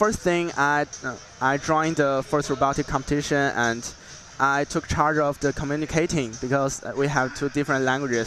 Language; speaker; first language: English; non-native, learner; Chinese